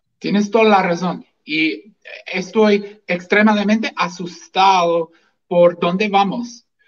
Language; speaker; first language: Spanish; non-native, fluent; English